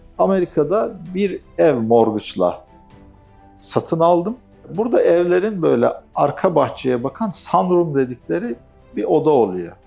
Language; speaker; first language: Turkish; native; Turkish